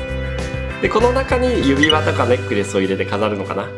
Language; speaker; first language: Japanese; native; Japanese